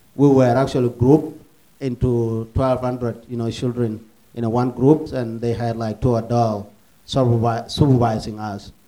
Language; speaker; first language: English; early bilingual, other home language; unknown